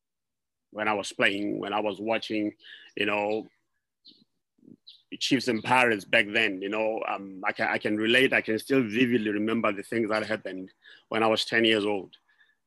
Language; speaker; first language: English; non-native, local second language; Southern Sotho